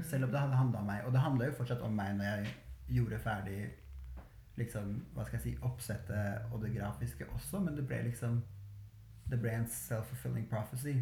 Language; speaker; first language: Norwegian; early bilingual, other home language; Albanian